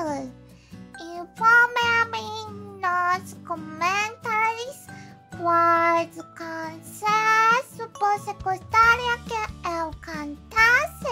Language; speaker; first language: Portuguese; non-native, learner; Japanese